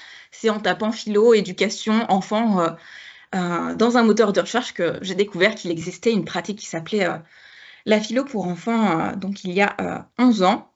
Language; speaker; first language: French; native; French